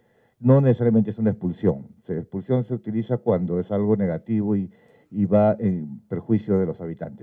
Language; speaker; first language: Spanish; native; Spanish